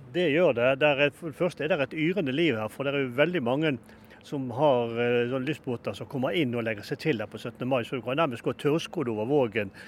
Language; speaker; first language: Norwegian; native; Norwegian